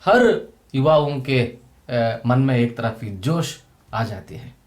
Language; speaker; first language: Hindi; non-native, local second language; Kannada